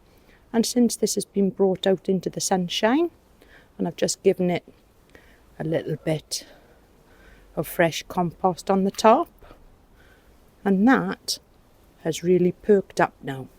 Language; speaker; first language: English; native; English